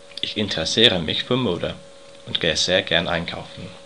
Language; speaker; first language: German; non-native, learner; English